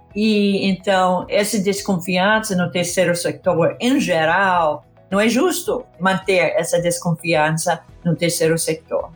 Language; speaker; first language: Portuguese; non-native, fluent; English